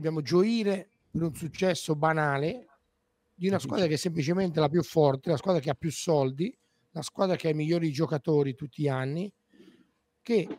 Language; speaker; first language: Italian; native; Italian